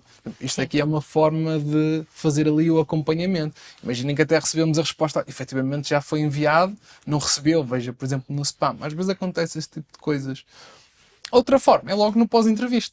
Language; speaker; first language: Portuguese; native; Portuguese